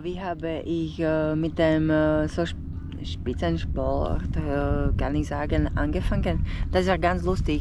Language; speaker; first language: German; non-native, learner; Slovak